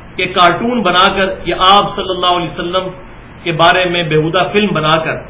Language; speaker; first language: Urdu; non-native, local second language; Punjabi